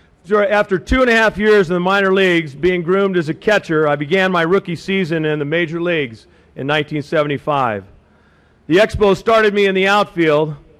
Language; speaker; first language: English; native; English